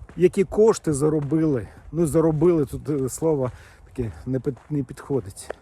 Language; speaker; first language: Ukrainian; native; Ukrainian